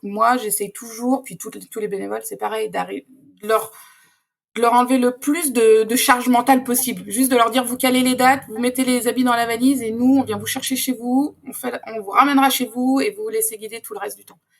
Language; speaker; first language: French; native; French